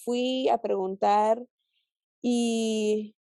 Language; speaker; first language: Spanish; early bilingual, heritage; Spanish